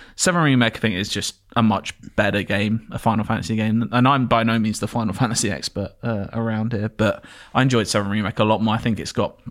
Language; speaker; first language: English; native; English